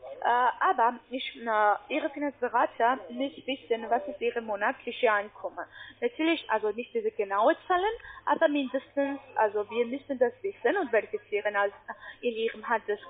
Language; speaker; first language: German; non-native, learner; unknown